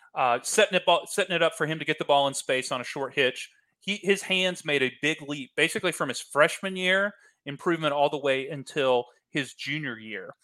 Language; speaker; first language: English; native; English